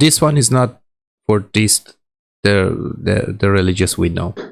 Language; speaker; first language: English; non-native, learner; Persian